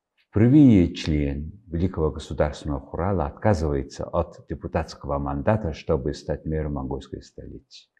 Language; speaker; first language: Russian; non-native, fluent; Mongolian